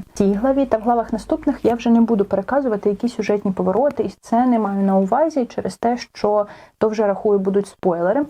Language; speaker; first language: Ukrainian; native; Ukrainian